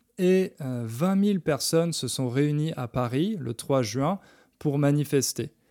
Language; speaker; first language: French; native; French